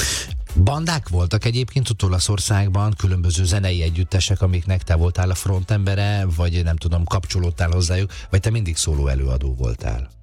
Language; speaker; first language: Hungarian; native; Hungarian